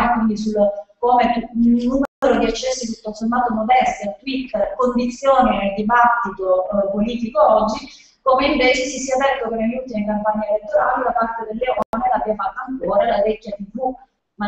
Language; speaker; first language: Italian; native; Italian